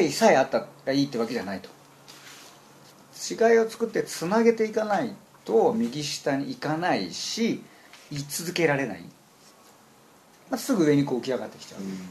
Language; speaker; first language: Japanese; native; Japanese